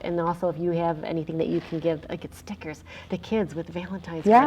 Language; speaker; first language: English; native; English